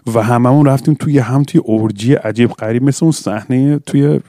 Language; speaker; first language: Persian; early bilingual, other home language; English